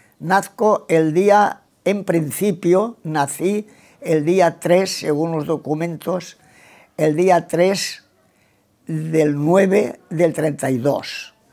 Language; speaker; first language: Spanish; non-native, local second language; Catalan